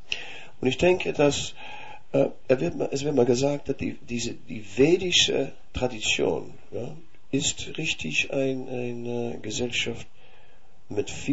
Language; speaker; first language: German; non-native, fluent; Dutch